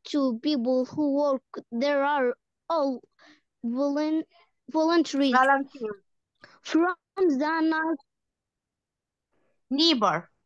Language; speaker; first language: English; non-native, learner; Arabic